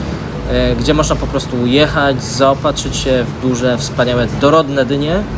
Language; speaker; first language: Polish; native; Polish